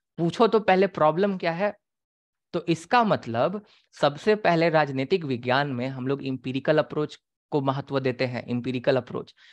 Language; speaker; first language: Hindi; native; Hindi